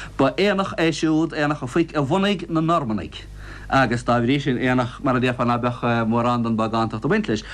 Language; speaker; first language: Irish; native; Irish